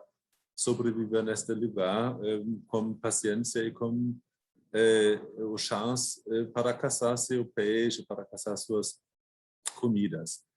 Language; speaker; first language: Portuguese; non-native, fluent; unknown